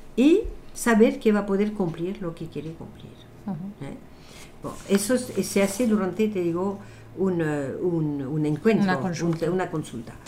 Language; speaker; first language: Spanish; non-native, fluent; French